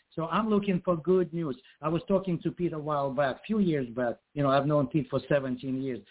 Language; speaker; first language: English; non-native, fluent; Ukrainian